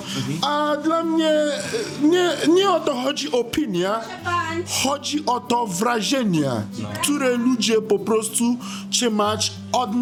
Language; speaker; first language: Polish; non-native, learner; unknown